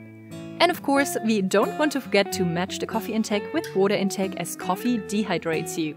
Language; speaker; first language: English; non-native, fluent; German